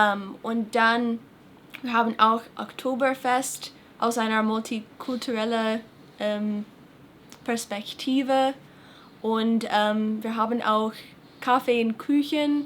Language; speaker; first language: German; non-native, fluent; English